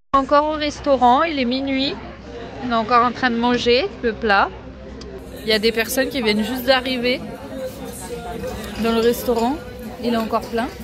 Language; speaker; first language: French; native; French